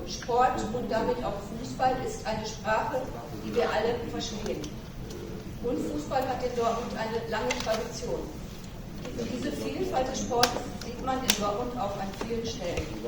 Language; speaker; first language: German; native; German